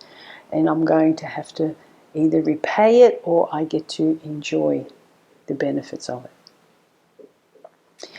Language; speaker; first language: English; native; English